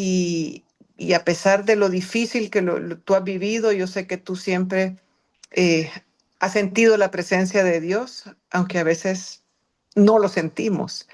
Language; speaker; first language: Spanish; native; Spanish